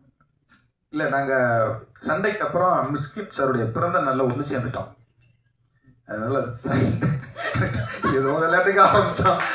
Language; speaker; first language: Tamil; native; Tamil